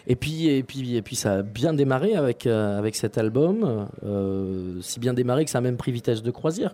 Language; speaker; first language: French; native; French